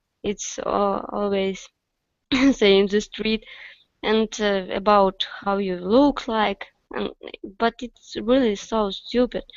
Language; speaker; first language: English; non-native, learner; Russian